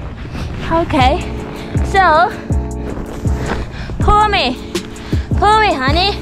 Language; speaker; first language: English; non-native, learner; Vietnamese